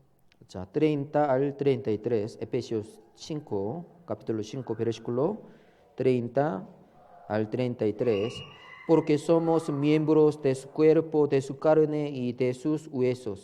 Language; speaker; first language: Spanish; non-native, learner; Korean